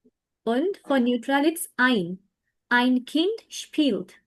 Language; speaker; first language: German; non-native, fluent; Hindi